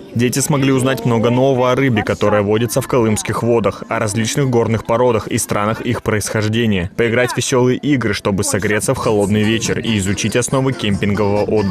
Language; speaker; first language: Russian; native; Russian